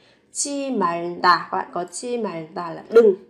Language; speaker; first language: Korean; non-native, fluent; Vietnamese